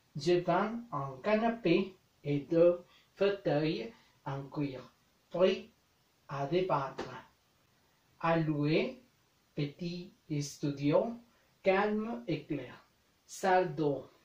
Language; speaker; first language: French; non-native, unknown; Spanish